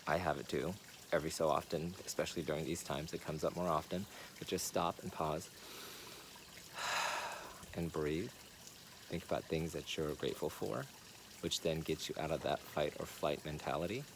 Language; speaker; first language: English; native; English